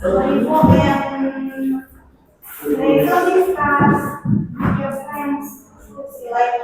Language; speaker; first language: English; non-native, learner; Indonesian